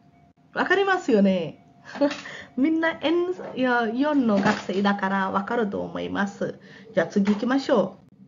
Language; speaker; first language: Japanese; non-native, fluent; Hindi